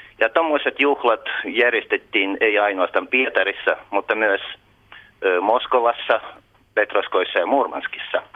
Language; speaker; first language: Finnish; early bilingual, heritage; Russian